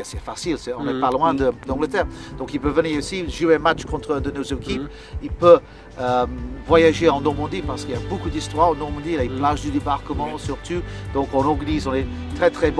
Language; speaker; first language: French; non-native, fluent; English